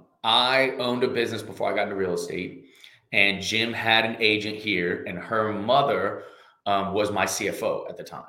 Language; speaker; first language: English; native; English